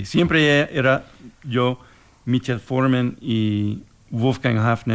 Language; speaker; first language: Spanish; non-native, fluent; English